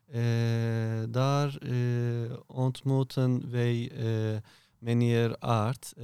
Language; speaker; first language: Dutch; non-native, fluent; Turkish